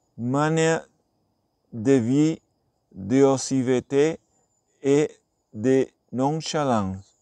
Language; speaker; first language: French; non-native, learner; Spanish